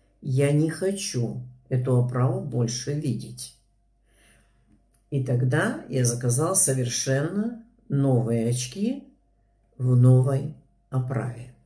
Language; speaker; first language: Russian; native; Russian